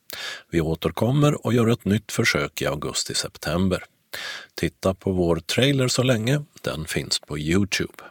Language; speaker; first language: Swedish; native; Swedish